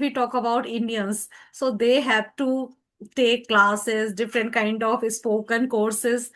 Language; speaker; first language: English; non-native, learner; Hindi